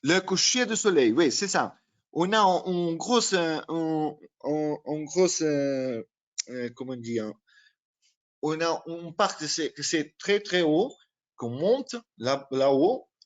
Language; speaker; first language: French; non-native, learner; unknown